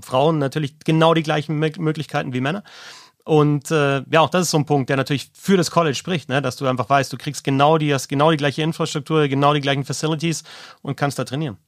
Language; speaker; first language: German; native; German